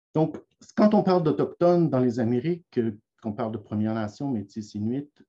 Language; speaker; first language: French; native; French